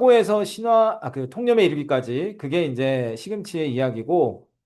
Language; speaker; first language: Korean; native; Korean